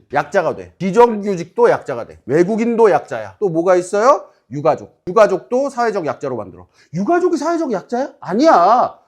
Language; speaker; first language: Korean; native; Korean